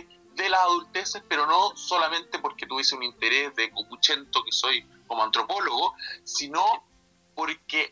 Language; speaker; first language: Spanish; native; Spanish